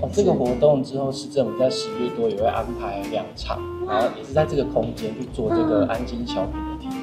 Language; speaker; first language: Chinese; native; Chinese